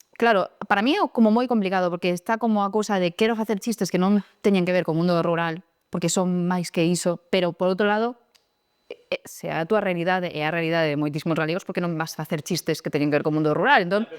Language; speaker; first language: Galician; non-native, local second language; Spanish